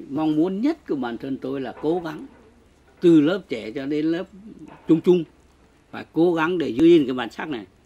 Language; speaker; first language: Vietnamese; non-native, local second language; Tày